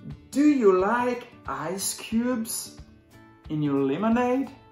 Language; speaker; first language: English; non-native, fluent; French